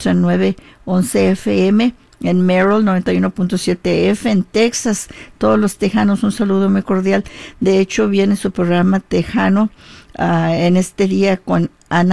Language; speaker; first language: Spanish; early bilingual, heritage; Spanish